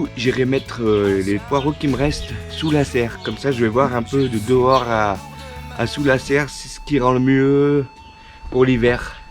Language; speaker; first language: French; native; French